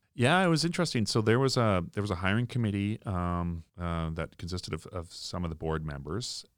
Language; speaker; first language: English; native; English